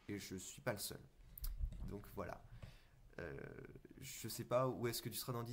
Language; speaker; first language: French; native; French